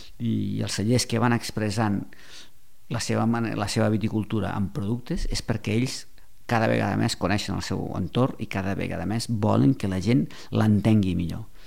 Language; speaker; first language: Catalan; native; Catalan